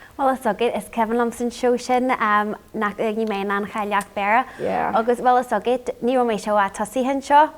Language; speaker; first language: Irish; non-native, local second language; English